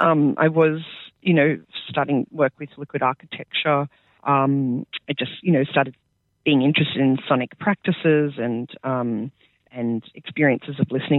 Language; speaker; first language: English; native; English